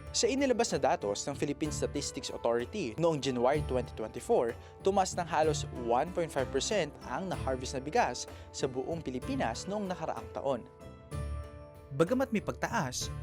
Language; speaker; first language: Filipino; native; Filipino